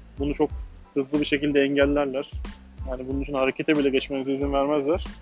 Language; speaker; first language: Turkish; native; Turkish